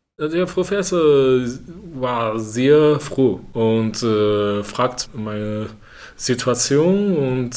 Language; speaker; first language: German; non-native, learner; Chinese